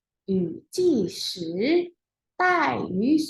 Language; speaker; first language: Chinese; non-native, fluent; Indonesian